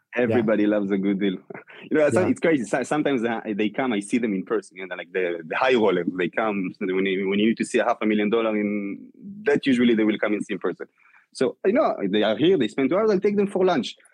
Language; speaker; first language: English; non-native, fluent; Hebrew